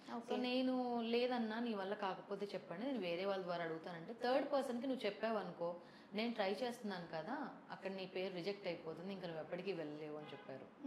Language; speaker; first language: Telugu; native; Telugu